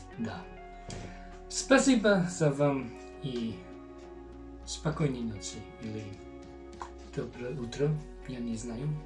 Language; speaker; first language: Russian; non-native, learner; Finnish